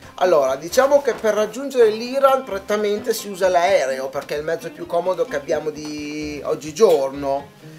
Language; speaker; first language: Italian; non-native, fluent; Persian